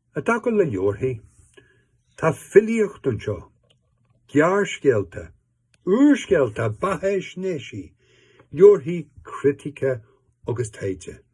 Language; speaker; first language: Irish; native; Irish